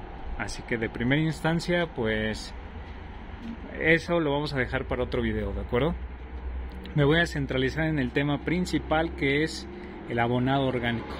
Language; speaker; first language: Spanish; native; Spanish